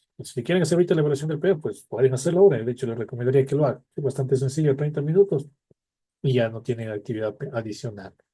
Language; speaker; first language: Spanish; native; Spanish